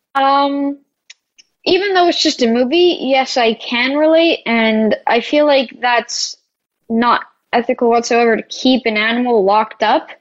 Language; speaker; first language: English; native; English